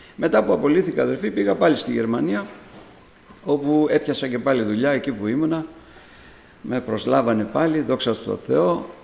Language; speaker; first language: Greek; native; Greek